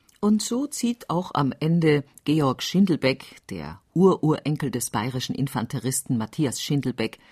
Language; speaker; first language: German; native; German